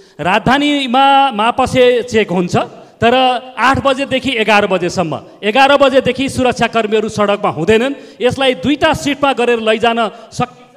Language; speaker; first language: Nepali; native; Nepali